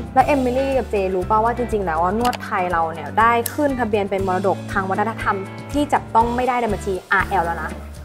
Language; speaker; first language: Thai; native; Thai